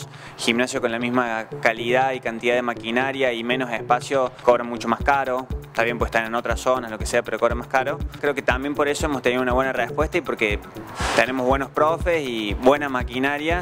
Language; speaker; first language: Spanish; native; Spanish